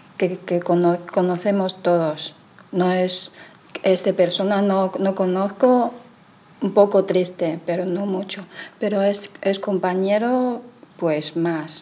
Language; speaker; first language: Spanish; non-native, learner; Chinese